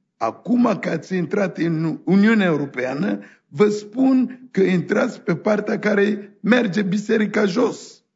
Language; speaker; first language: Romanian; non-native, fluent; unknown